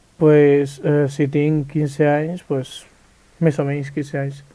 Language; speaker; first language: Catalan; early bilingual, other home language; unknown